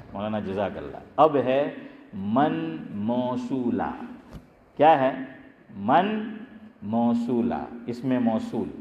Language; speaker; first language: Urdu; non-native, local second language; Gujarati